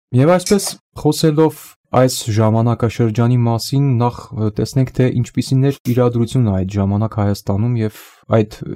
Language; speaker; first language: Armenian; native; Armenian